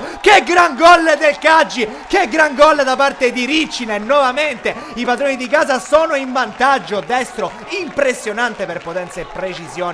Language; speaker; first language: Italian; native; Italian